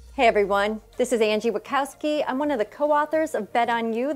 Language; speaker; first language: English; native; English